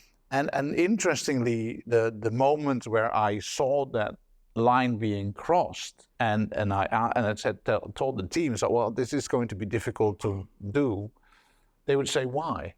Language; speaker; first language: English; non-native, fluent; Dutch